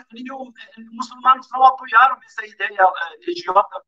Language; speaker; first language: Portuguese; non-native, fluent; Arabic